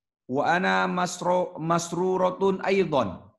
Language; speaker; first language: Arabic; non-native, learner; Indonesian